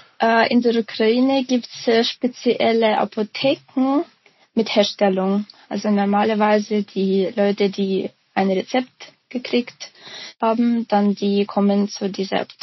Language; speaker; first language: German; non-native, fluent; Ukrainian